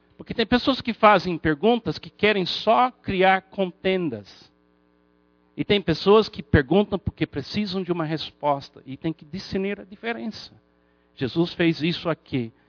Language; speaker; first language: Portuguese; non-native, fluent; English